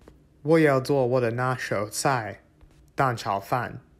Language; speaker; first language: Chinese; non-native, learner; English